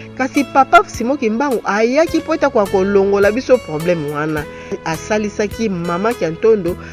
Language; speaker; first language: Lingala; non-native, local second language; Kongo